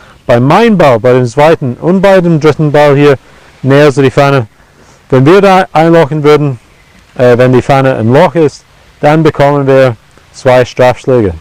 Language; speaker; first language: German; non-native, fluent; English